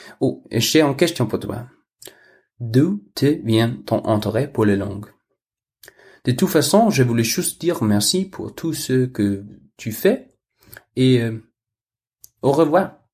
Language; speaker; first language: French; non-native, learner; Danish